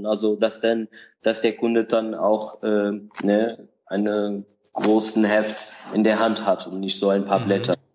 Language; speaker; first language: German; non-native, learner; Portuguese